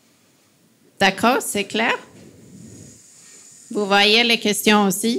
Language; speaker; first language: French; non-native, fluent; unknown